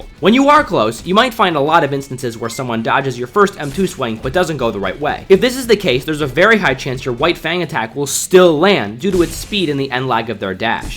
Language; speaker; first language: English; native; English